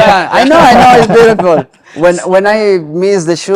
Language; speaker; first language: English; non-native, learner; Spanish